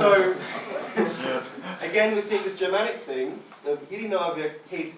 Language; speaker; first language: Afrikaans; non-native, fluent; English